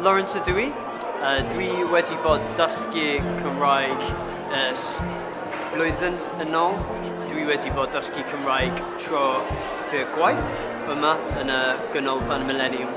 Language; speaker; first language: Welsh; non-native, learner; English